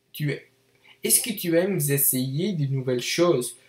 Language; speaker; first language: French; non-native, learner; English